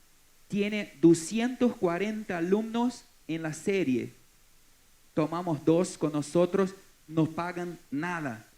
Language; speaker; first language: Spanish; non-native, fluent; Portuguese